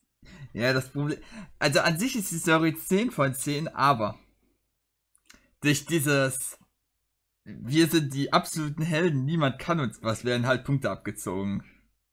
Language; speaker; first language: German; native; German